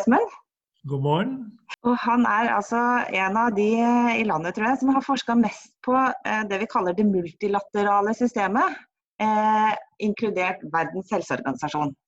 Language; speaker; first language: Norwegian; native; Norwegian